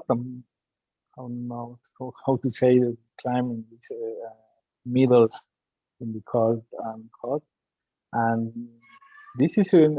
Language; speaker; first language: English; non-native, learner; Spanish